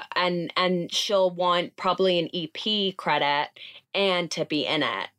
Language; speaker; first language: English; native; English